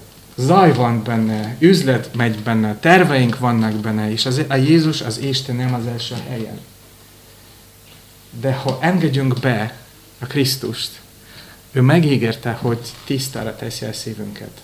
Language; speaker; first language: Hungarian; non-native, fluent; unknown